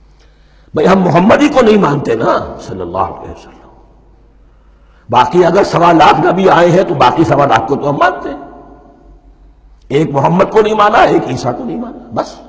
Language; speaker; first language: Urdu; native; Urdu